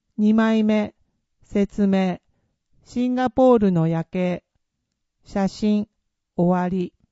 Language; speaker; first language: Japanese; non-native, fluent; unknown